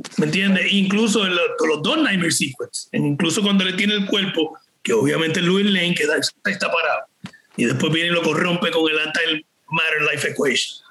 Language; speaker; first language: Spanish; native; Spanish